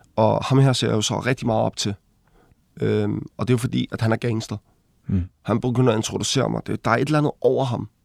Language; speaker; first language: Danish; early bilingual, other home language; Arabic